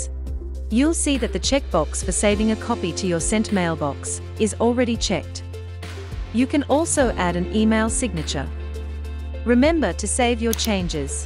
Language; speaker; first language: English; native; English